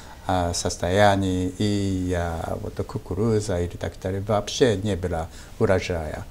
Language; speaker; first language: Russian; non-native, fluent; Japanese